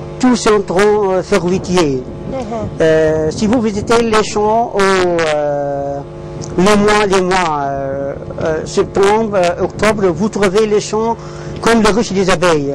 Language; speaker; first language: French; non-native, learner; Arabic